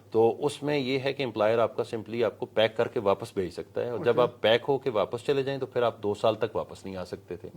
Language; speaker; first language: Urdu; non-native, local second language; Punjabi